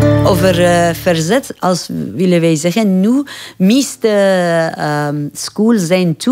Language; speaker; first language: Dutch; non-native, fluent; Persian